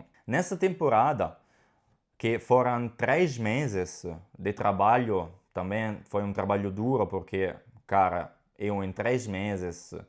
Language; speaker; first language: Portuguese; non-native, fluent; Italian